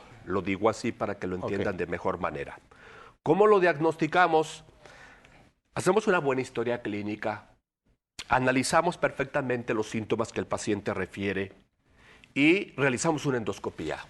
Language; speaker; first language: Spanish; native; Spanish